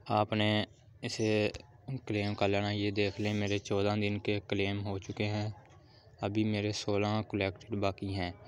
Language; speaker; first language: Urdu; non-native, local second language; Punjabi